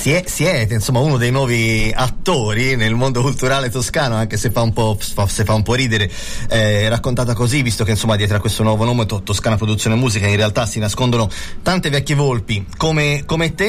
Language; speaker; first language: Italian; native; Italian